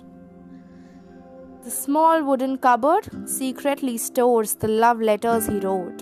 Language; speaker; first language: English; non-native, local second language; Hindi